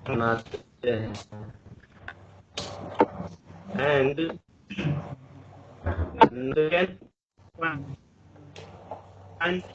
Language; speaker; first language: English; non-native, learner; Hindi